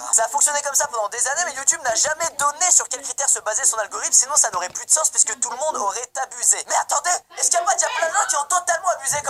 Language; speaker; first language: French; native; French